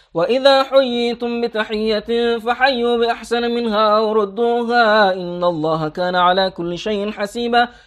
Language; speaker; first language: Arabic; non-native, fluent; Persian